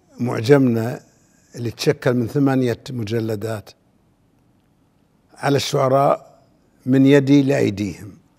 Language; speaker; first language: Arabic; native; Arabic